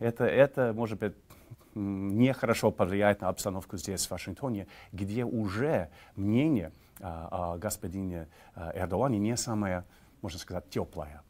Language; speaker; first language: Russian; non-native, fluent; English